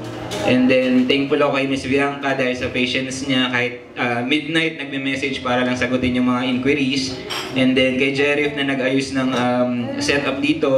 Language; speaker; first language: Filipino; native; Filipino